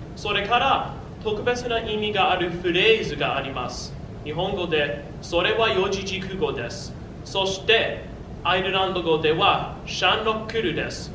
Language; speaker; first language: Japanese; non-native, learner; English